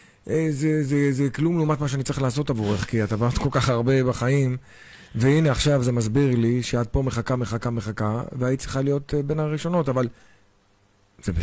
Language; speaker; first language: Hebrew; native; Hebrew